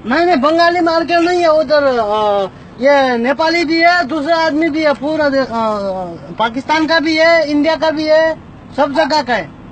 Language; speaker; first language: Hindi; non-native, learner; Nepali